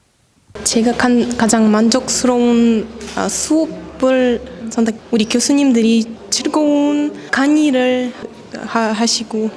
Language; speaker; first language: Korean; non-native, learner; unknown